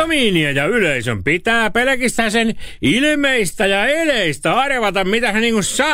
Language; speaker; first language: Finnish; native; Finnish